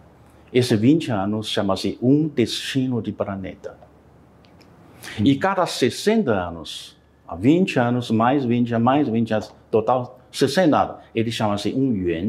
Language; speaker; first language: Portuguese; non-native, learner; Chinese